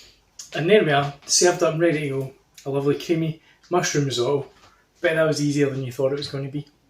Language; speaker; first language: English; native; English